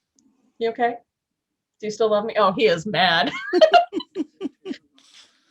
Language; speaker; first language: English; native; English